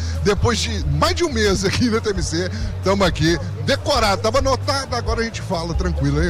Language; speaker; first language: Portuguese; native; Portuguese